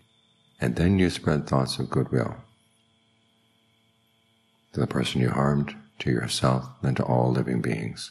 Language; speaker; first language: English; native; English